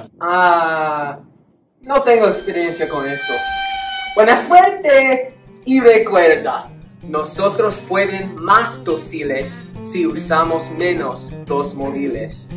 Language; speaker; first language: Spanish; non-native, learner; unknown